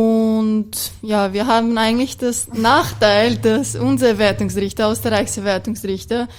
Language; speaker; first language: German; non-native, fluent; Greek